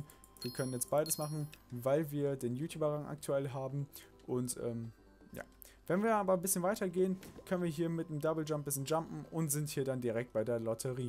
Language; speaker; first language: German; native; German